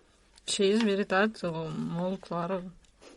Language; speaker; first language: Catalan; non-native, learner; Russian